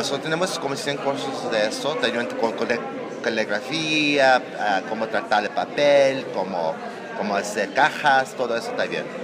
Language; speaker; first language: Spanish; non-native, learner; English